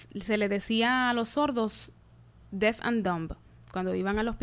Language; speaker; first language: Spanish; native; Spanish